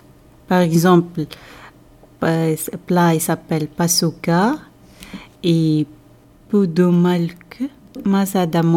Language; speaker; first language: French; non-native, learner; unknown